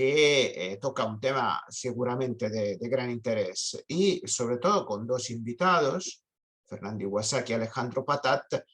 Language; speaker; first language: Spanish; non-native, fluent; Italian